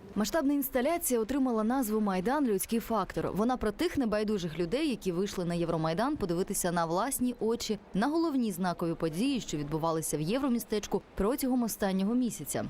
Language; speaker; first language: Ukrainian; native; Ukrainian